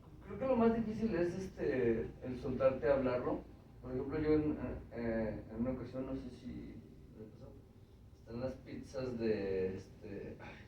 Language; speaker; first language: Spanish; native; Spanish